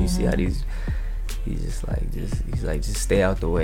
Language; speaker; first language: English; native; English